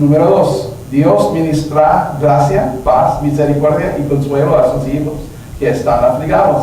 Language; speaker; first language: Spanish; non-native, learner; English